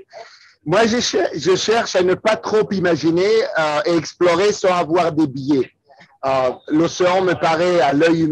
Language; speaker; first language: French; non-native, fluent; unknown